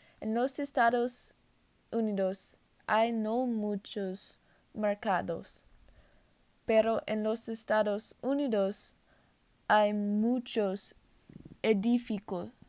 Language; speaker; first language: Spanish; non-native, learner; English